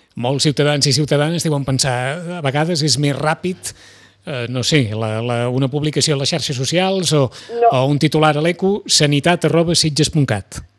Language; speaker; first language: Catalan; native; Catalan